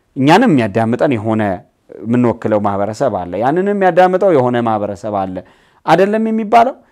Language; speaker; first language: Amharic; native; Amharic